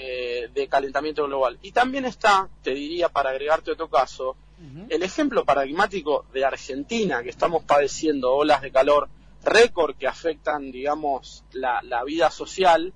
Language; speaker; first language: Spanish; native; Spanish